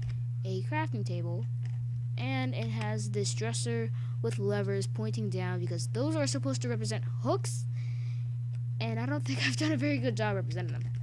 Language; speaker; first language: English; native; English